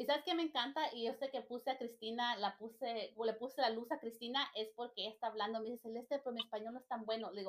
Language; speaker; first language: Spanish; native; Spanish